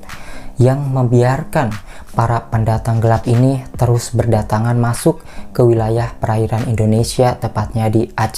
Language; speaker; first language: Indonesian; native; Indonesian